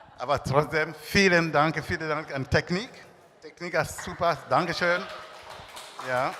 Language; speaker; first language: German; non-native, learner; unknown